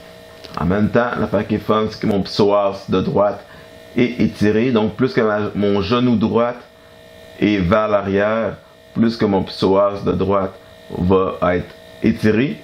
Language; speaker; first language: French; native; French